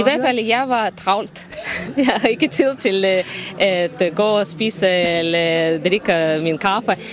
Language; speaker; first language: Danish; non-native, learner; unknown